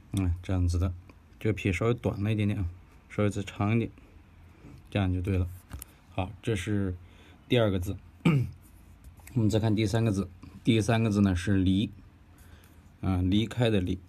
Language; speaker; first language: Chinese; native; Chinese